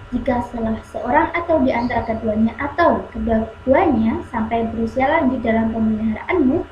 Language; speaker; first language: Indonesian; native; Indonesian